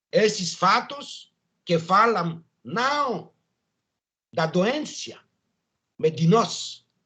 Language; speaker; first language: Portuguese; non-native, learner; French